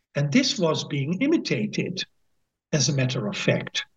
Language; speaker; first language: English; non-native, fluent; Dutch